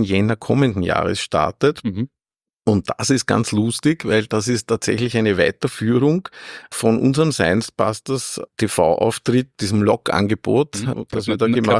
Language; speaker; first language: German; native; German